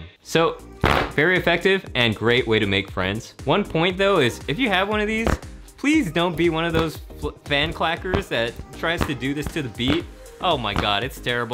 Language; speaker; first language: English; native; English